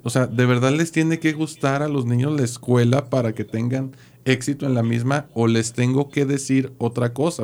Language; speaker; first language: Spanish; native; Spanish